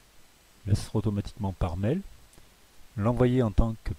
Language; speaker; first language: French; native; French